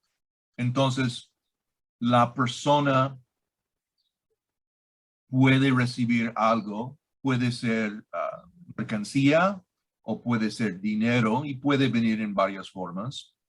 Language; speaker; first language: Spanish; non-native, fluent; English